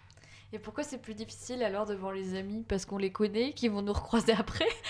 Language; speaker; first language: French; native; French